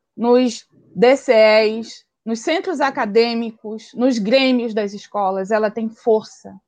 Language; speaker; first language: Portuguese; native; Portuguese